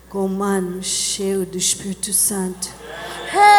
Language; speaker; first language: Portuguese; non-native, learner; English